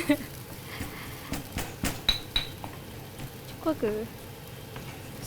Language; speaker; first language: French; non-native, learner; Malay